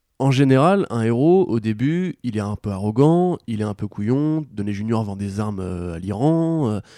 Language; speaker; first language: French; native; French